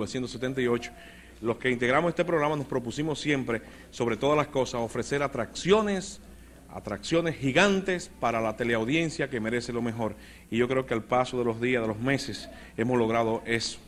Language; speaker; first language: Spanish; native; Spanish